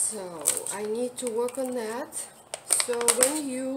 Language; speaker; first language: English; non-native, fluent; Russian